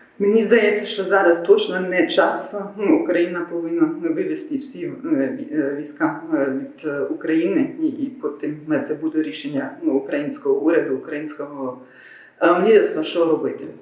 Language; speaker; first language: Ukrainian; non-native, learner; German